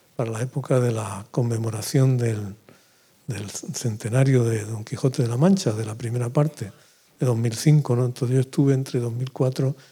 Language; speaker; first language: Spanish; native; Spanish